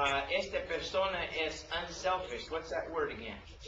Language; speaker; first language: English; native; English